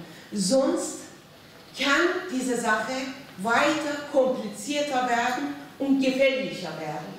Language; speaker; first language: German; non-native, fluent; Persian